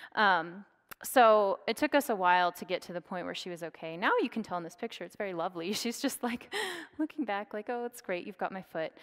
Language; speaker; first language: English; native; English